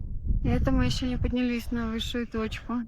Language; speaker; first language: Russian; native; Russian